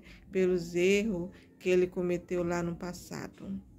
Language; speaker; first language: Portuguese; native; Portuguese